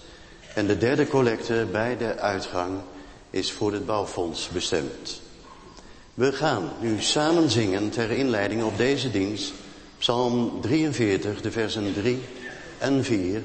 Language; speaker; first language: Dutch; native; Dutch